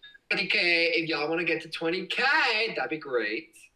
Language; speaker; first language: English; native; English